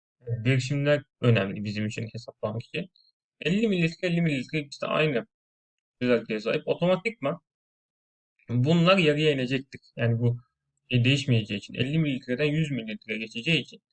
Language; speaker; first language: Turkish; native; Turkish